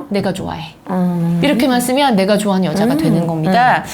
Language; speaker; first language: Korean; native; Korean